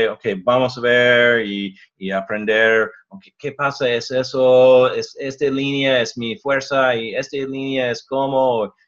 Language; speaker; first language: Spanish; non-native, learner; English